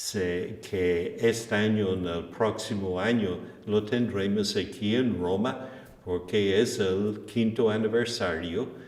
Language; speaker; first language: Spanish; non-native, fluent; English